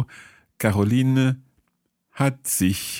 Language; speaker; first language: German; non-native, learner; English